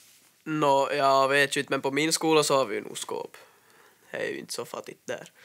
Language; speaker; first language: Swedish; native; Swedish